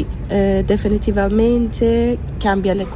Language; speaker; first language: Italian; non-native, fluent; Persian